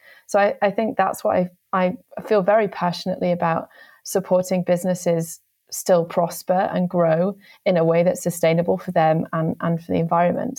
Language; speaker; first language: English; native; English